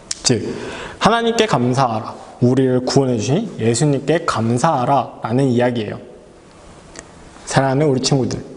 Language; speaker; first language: Korean; native; Korean